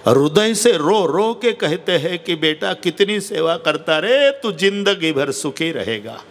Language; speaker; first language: Hindi; non-native, local second language; Marathi